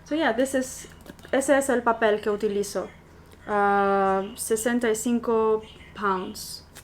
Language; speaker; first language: Spanish; non-native, fluent; English